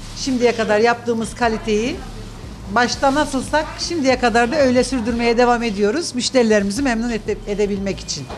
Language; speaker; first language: Turkish; native; Turkish